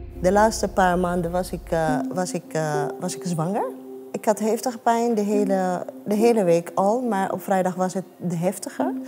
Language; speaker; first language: Dutch; non-native, fluent; Arabic